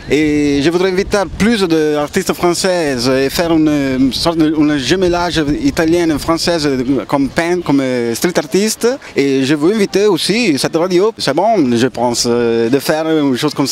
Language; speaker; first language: French; non-native, learner; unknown